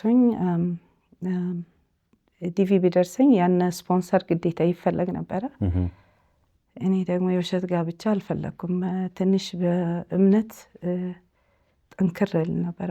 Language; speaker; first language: Amharic; early bilingual, heritage; Amharic